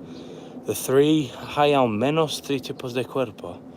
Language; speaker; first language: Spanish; non-native, learner; English